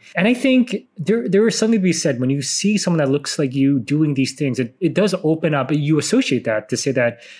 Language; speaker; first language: English; native; English